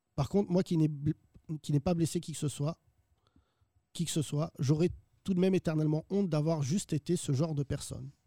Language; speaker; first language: French; early bilingual, other home language; Arabic